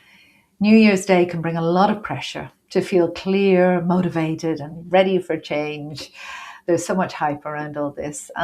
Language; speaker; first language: English; native; English